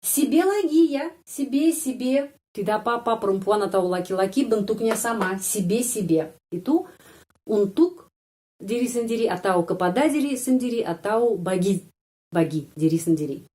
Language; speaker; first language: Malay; non-native, fluent; Russian